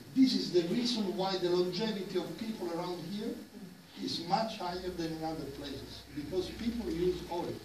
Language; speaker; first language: English; non-native, fluent; Italian